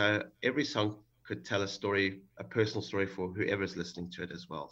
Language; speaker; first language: English; native; English